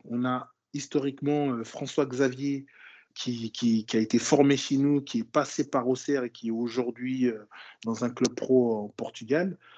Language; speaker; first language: French; native; French